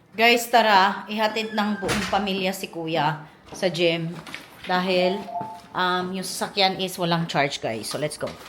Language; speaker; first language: Filipino; native; Filipino